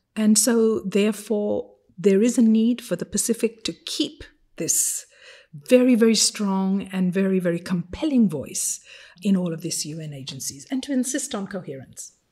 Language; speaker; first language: English; non-native, fluent; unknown